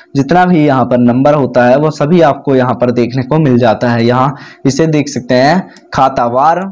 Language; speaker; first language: Hindi; native; Hindi